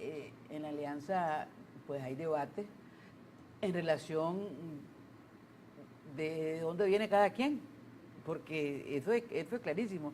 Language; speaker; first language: Spanish; native; Spanish